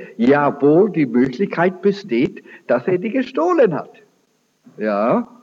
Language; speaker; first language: German; early bilingual, heritage; German